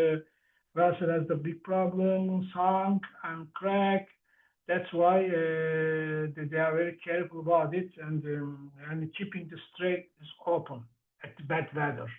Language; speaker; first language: English; non-native, learner; Turkish